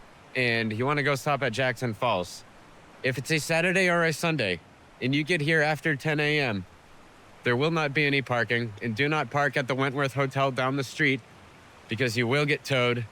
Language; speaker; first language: English; native; English